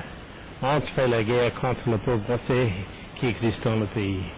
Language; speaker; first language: French; non-native, fluent; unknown